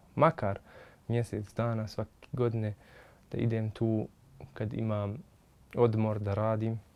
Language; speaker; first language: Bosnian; non-native, fluent; Arabic